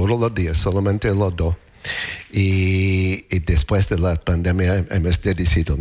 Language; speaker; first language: Spanish; non-native, learner; English